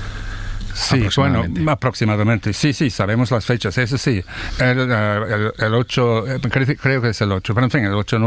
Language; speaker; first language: Spanish; non-native, fluent; English